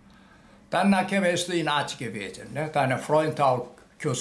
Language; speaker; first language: German; non-native, learner; Korean